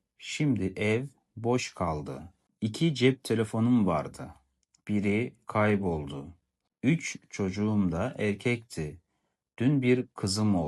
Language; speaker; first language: Turkish; non-native, fluent; Kazakh